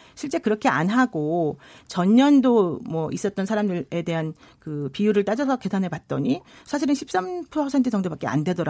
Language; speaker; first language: Korean; native; Korean